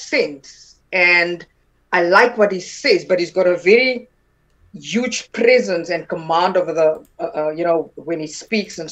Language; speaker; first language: English; non-native, local second language; Afrikaans